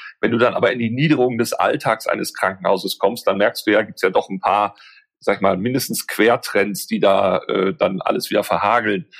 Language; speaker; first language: German; native; German